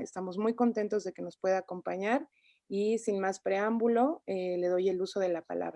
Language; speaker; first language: Spanish; native; Spanish